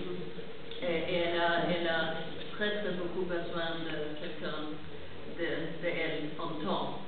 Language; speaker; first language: French; non-native, learner; Swedish